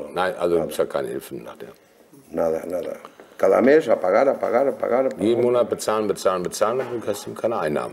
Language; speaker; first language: German; native; German